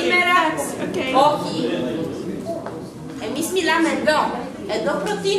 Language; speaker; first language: Greek; non-native, learner; Russian